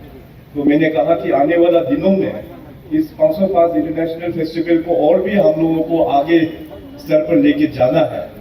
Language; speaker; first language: Hindi; non-native, local second language; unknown